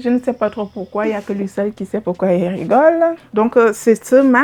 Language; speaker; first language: French; native; French